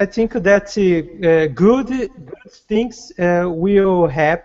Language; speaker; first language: English; non-native, learner; Portuguese